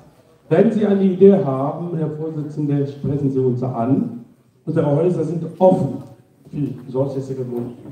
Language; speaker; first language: German; non-native, fluent; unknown